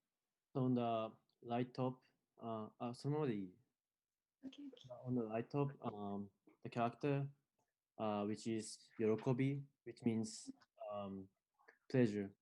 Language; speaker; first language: English; non-native, fluent; Japanese